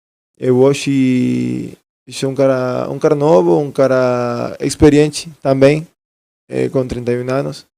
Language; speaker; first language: Portuguese; non-native, fluent; Spanish